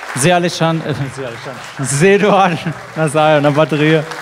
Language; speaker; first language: Portuguese; non-native, fluent; German